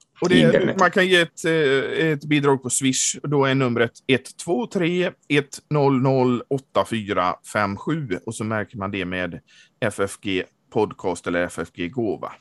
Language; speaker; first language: Swedish; native; Swedish